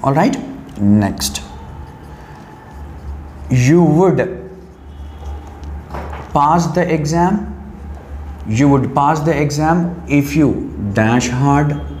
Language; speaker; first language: English; non-native, local second language; Telugu